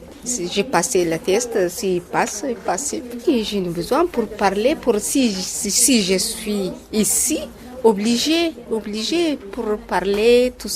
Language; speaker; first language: French; non-native, learner; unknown